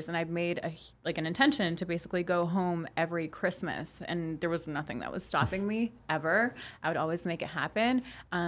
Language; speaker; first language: English; non-native, fluent; Polish